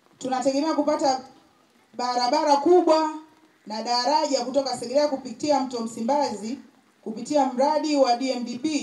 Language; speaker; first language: Swahili; native; Swahili